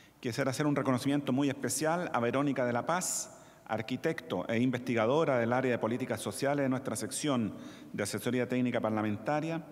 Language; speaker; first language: Spanish; native; Spanish